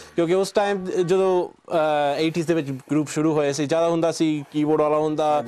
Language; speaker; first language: Punjabi; early bilingual, heritage; Punjabi